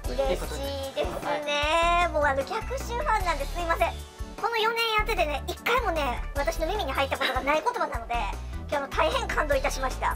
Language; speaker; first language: Japanese; native; Japanese